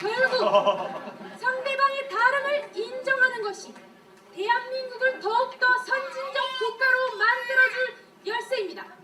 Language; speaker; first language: Korean; early bilingual, heritage; Korean